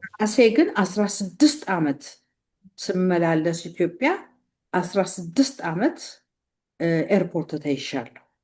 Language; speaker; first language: Amharic; native; Amharic